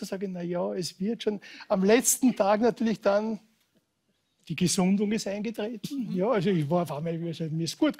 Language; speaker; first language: German; native; German